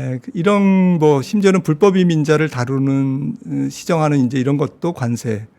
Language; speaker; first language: Korean; native; Korean